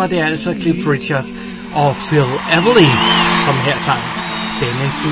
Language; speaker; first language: Danish; native; Danish